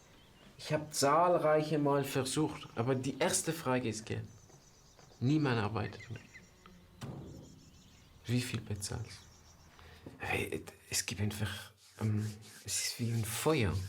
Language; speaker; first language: German; non-native, fluent; Persian